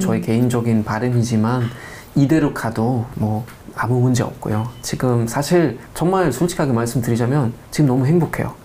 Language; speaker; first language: Korean; non-native, fluent; German